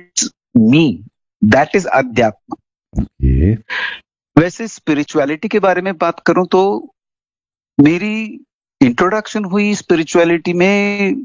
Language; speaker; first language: Hindi; non-native, local second language; Kannada